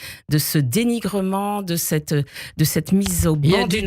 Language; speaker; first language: French; native; French